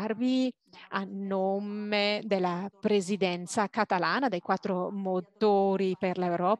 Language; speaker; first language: Italian; native; Italian